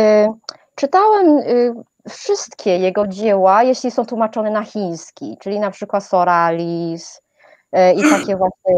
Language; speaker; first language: Polish; non-native, fluent; Chinese